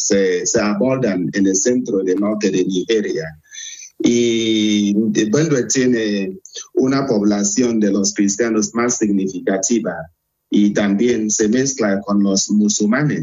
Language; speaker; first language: Spanish; non-native, fluent; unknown